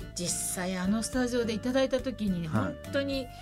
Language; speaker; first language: Japanese; native; Japanese